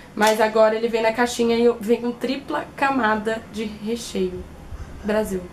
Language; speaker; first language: Portuguese; native; Portuguese